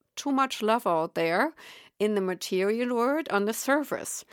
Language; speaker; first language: English; non-native, fluent; German